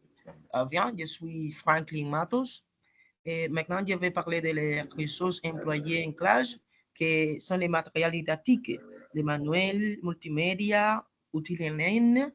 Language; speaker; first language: French; non-native, learner; Spanish